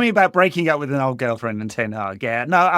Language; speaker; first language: English; native; English